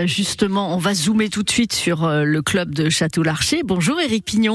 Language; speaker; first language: French; native; French